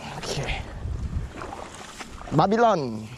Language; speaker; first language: Korean; non-native, learner; Thai